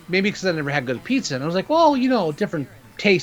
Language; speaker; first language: English; native; English